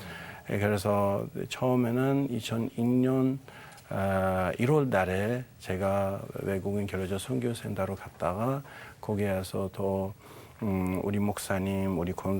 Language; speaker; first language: Korean; non-native, fluent; Persian